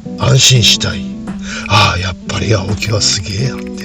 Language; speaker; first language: Japanese; native; Japanese